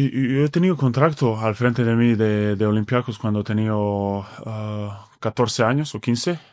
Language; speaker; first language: Spanish; non-native, fluent; Bosnian